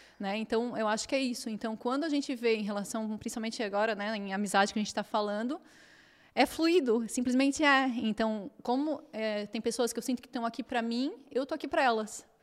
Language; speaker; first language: Portuguese; native; Portuguese